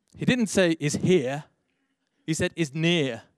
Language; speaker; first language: English; non-native, fluent; Dutch